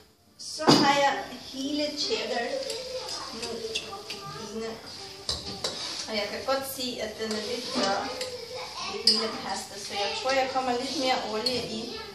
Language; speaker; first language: Danish; non-native, fluent; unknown